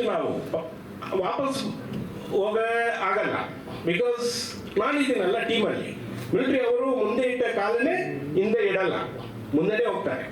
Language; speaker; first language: Kannada; non-native, learner; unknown